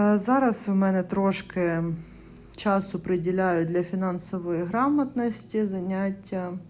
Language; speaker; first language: Ukrainian; non-native, local second language; Russian